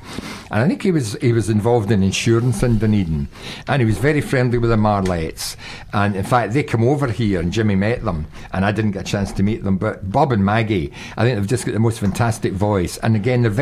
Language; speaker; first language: English; native; English